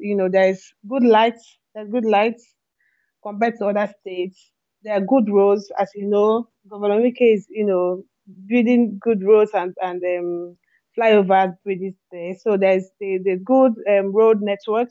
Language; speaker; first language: English; non-native, local second language; Igbo